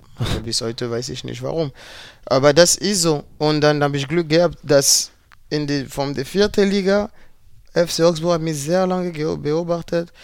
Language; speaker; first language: German; non-native, fluent; French